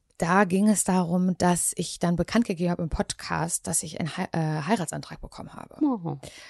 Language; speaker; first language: German; native; German